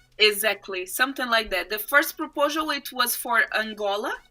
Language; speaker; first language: English; non-native, fluent; Portuguese